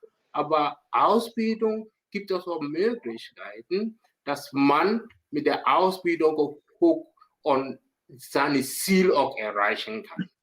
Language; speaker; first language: German; non-native, learner; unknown